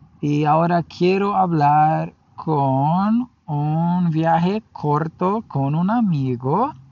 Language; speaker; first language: Spanish; non-native, learner; English